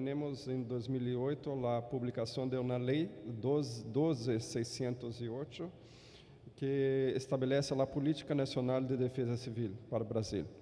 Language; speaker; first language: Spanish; non-native, fluent; Portuguese